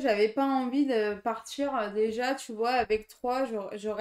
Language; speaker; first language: French; native; French